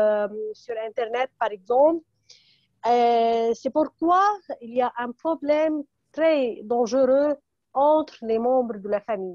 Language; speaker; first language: French; non-native, fluent; Arabic